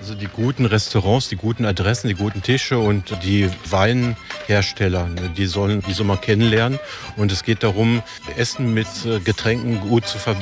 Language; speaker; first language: German; non-native, fluent; French